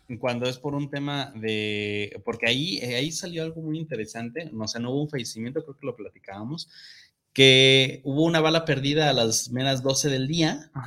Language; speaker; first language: Spanish; native; Spanish